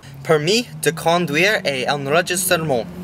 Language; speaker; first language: French; non-native, learner; English